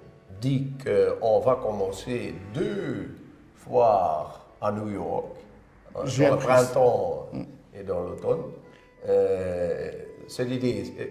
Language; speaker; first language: French; non-native, fluent; Dutch